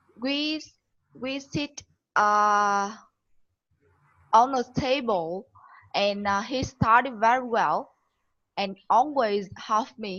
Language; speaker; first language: English; non-native, learner; Vietnamese